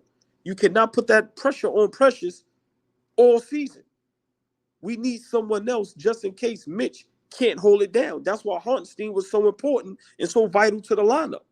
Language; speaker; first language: English; native; English